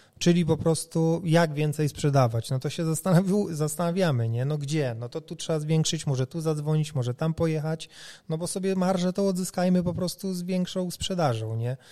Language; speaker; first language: Polish; native; Polish